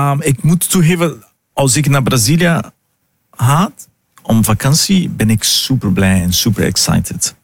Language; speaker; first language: Dutch; non-native, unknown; Portuguese